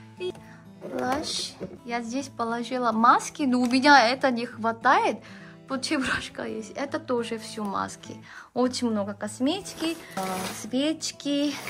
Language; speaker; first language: Russian; non-native, learner; Korean